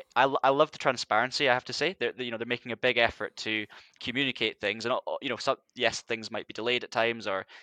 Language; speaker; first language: English; native; English